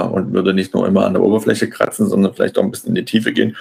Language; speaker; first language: German; native; German